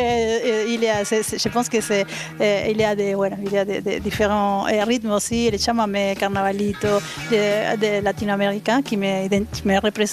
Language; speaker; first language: French; non-native, learner; Spanish